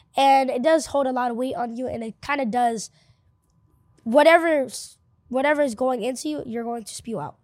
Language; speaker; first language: English; early bilingual, other home language; Spanish